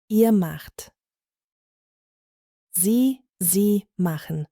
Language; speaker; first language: German; non-native, fluent; Croatian